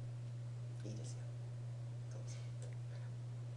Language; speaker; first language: Japanese; non-native, learner; English